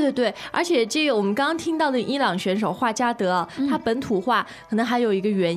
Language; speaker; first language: Chinese; native; Chinese